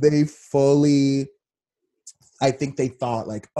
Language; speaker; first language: English; early bilingual, other home language; Spanish